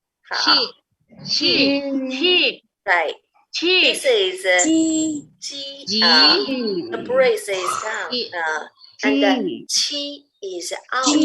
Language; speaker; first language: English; non-native, fluent; Chinese